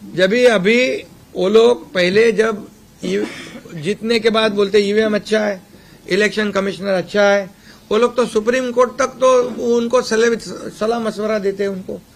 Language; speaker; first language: Hindi; non-native, local second language; Marathi